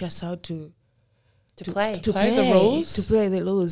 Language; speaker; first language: English; non-native, local second language; Tumbuka